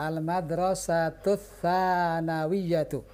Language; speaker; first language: Arabic; non-native, fluent; Indonesian